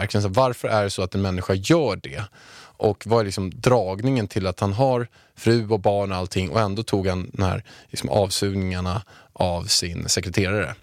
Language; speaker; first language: Swedish; native; Swedish